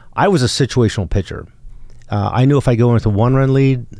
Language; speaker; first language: English; native; English